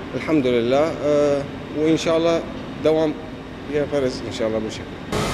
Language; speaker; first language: Turkish; non-native, learner; Arabic